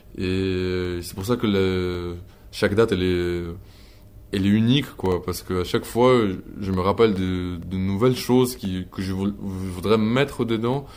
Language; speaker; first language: French; non-native, fluent; Ukrainian